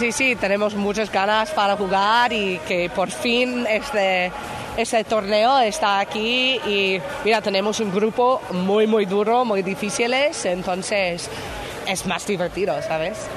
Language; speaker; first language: Spanish; non-native, fluent; English